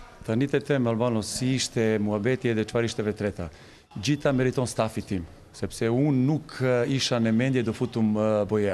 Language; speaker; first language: Albanian; non-native, learner; Serbian